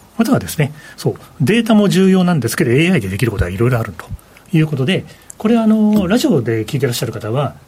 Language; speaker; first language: Japanese; native; Japanese